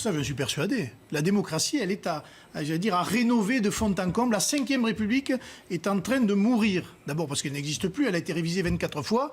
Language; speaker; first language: French; native; French